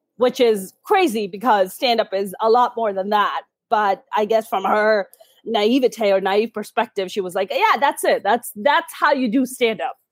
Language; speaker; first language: English; early bilingual, other home language; Urdu